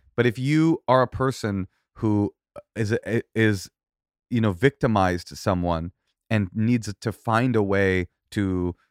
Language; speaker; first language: English; native; English